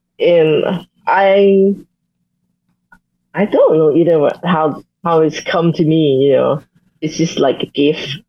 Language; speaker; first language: English; non-native, learner; Thai